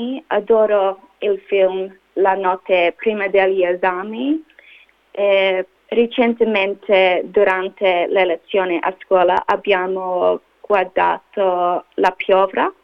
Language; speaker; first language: Italian; non-native, learner; English